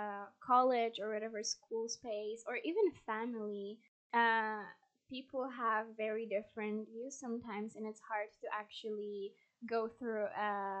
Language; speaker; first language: English; non-native, fluent; Polish